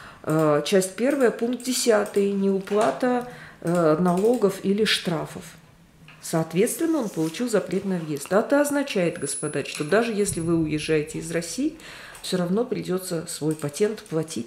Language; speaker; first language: Russian; native; Russian